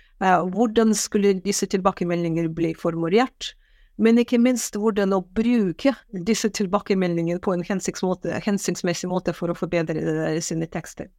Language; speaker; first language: Norwegian; non-native, fluent; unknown